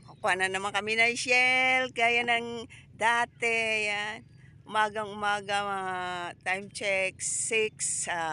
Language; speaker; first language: Filipino; non-native, local second language; Waray